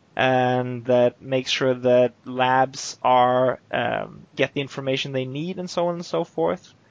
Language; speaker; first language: English; non-native, fluent; Norwegian